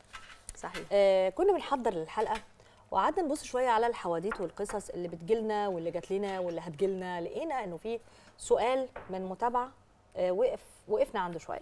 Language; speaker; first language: Arabic; native; Arabic